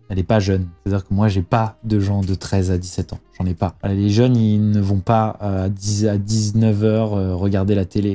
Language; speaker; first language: French; native; French